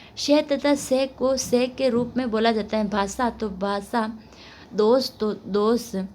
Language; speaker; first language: Hindi; native; Hindi